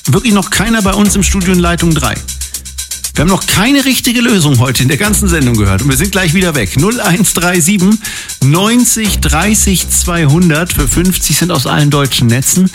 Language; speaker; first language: German; native; German